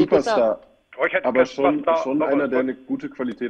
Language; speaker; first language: German; native; German